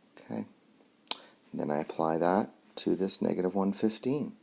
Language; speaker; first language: English; native; English